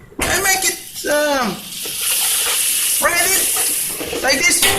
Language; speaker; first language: English; non-native, learner; Indonesian